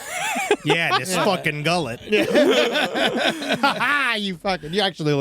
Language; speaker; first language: English; native; English